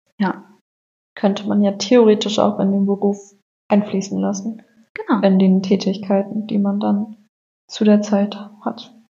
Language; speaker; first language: German; native; German